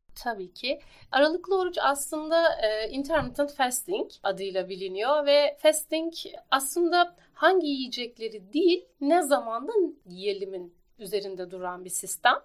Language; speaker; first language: Turkish; native; Turkish